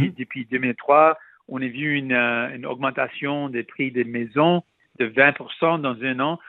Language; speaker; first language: French; non-native, local second language; Punjabi